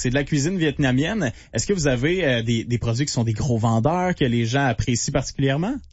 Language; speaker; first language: French; native; French